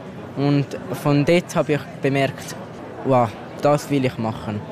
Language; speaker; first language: German; early bilingual, other home language; Italian